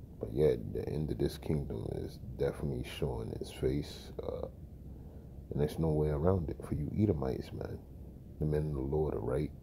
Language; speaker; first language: English; native; English